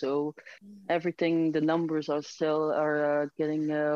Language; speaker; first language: English; non-native, fluent; Dutch